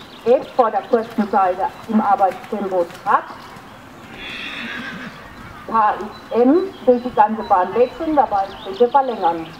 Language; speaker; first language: German; native; German